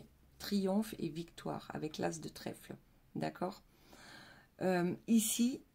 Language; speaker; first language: French; native; French